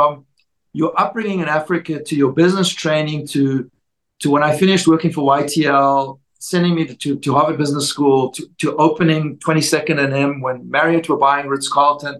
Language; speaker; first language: English; native; English